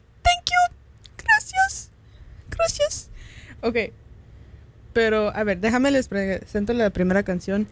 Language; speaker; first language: Spanish; early bilingual, heritage; Spanish